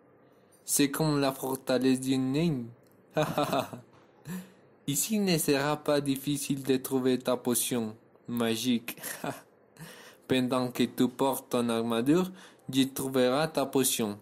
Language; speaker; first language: French; non-native, learner; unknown